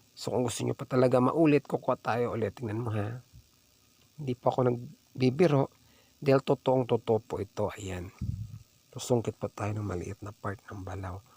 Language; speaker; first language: Filipino; non-native, local second language; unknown